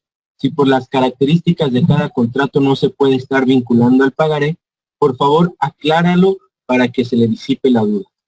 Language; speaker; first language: Spanish; native; Spanish